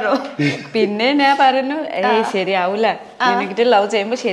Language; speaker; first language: Malayalam; non-native, learner; Nepali